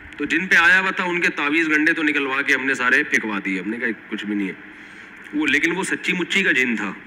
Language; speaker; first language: Urdu; native; Urdu